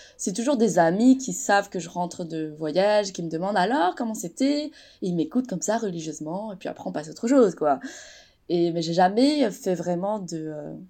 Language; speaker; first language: French; native; French